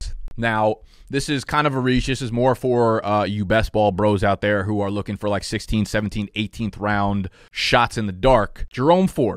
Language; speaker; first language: English; native; English